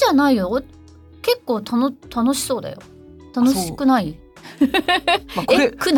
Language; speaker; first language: Japanese; native; Japanese